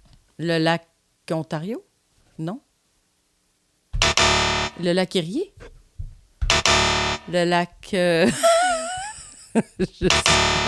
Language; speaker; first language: French; native; French